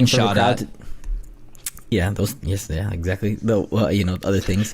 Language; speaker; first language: English; native; English